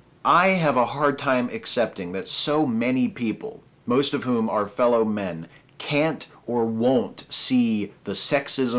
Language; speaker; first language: English; native; English